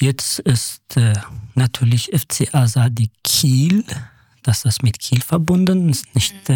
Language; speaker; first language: German; non-native, fluent; Kurdish